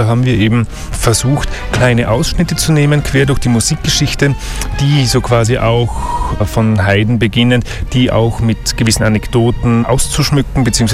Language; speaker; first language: German; native; German